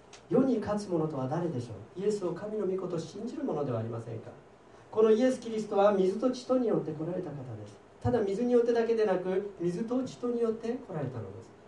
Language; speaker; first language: Japanese; native; Japanese